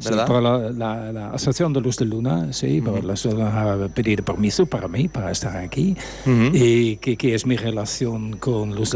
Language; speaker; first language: Spanish; non-native, learner; Dutch